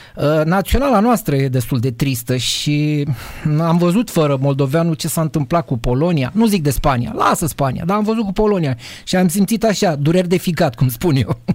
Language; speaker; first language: Romanian; native; Romanian